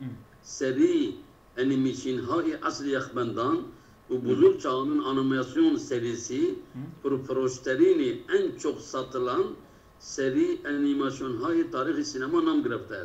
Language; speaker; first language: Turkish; non-native, local second language; Kurdish